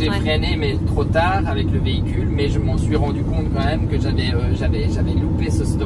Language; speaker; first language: French; native; French